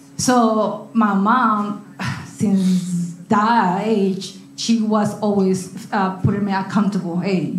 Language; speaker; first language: English; non-native, learner; Spanish